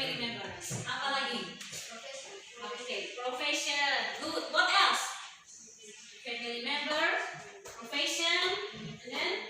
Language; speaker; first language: English; non-native, learner; Indonesian